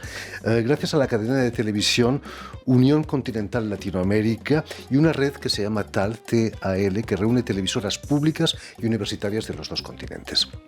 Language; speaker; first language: Spanish; native; Spanish